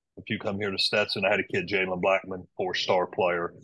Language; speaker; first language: English; native; English